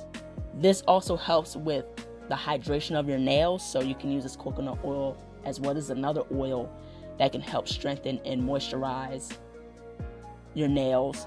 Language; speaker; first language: English; native; English